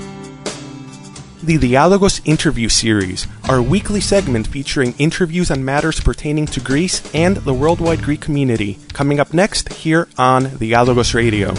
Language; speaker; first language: English; early bilingual, other home language; Greek